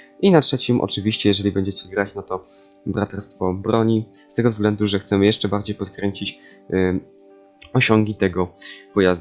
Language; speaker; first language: Polish; native; Polish